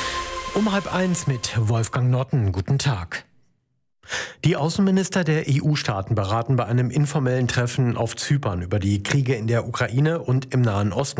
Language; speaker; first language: German; native; German